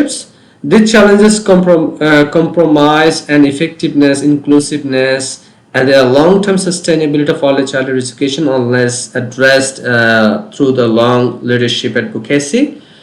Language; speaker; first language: English; non-native, local second language; Bangla